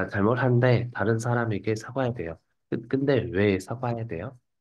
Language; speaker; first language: Korean; non-native, fluent; Vietnamese